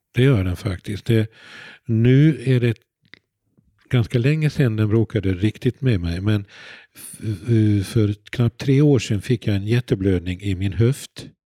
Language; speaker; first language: Swedish; native; Swedish